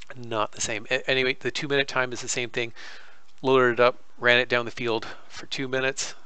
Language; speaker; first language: English; native; English